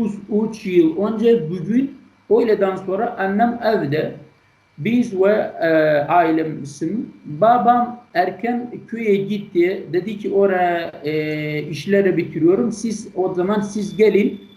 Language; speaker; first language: Turkish; non-native, learner; Kurdish